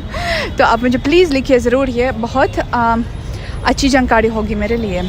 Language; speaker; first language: Hindi; non-native, fluent; Russian